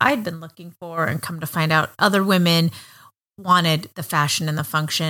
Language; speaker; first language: English; native; English